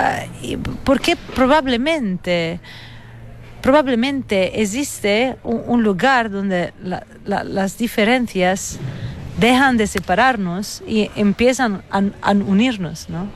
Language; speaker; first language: Spanish; non-native, fluent; Italian